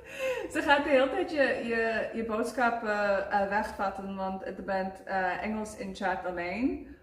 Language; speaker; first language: Dutch; non-native, learner; Afrikaans